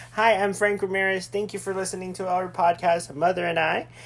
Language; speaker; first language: English; early bilingual, other home language; Spanish